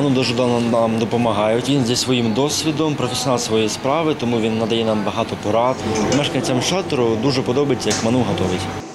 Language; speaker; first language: Ukrainian; native; Ukrainian